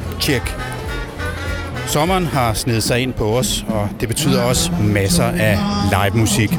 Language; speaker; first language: Danish; native; Danish